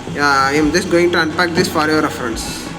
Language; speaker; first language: English; non-native, local second language; Tamil